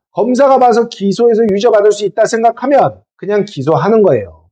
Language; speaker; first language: Korean; native; Korean